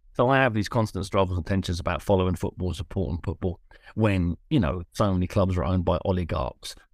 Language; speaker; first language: English; native; English